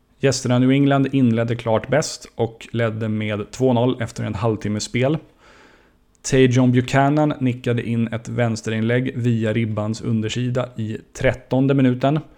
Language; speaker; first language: Swedish; native; Swedish